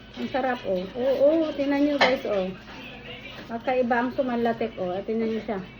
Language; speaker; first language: Filipino; non-native, local second language; Iloko